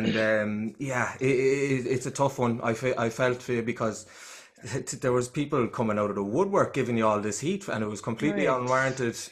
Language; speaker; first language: English; native; English